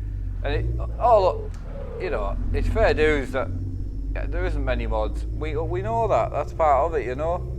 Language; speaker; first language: English; native; English